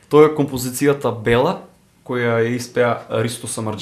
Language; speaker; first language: Macedonian; native; Macedonian